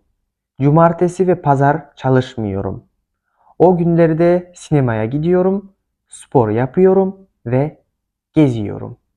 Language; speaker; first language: Turkish; non-native, fluent; Kyrgyz